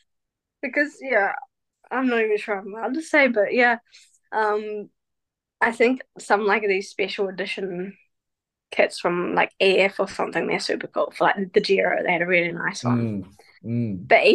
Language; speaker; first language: English; native; English